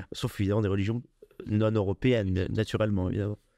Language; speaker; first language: French; native; French